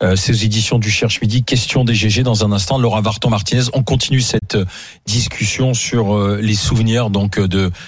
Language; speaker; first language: French; native; French